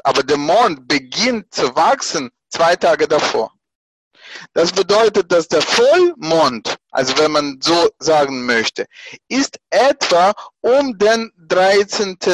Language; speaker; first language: German; non-native, fluent; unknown